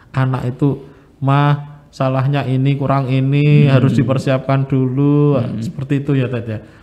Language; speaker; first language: Indonesian; native; Indonesian